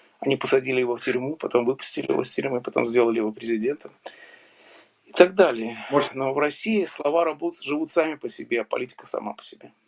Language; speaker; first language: Russian; native; Russian